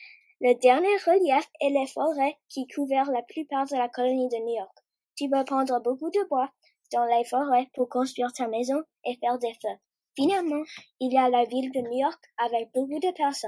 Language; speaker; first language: French; non-native, learner; English